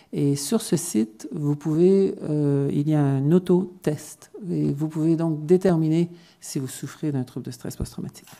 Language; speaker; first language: French; native; French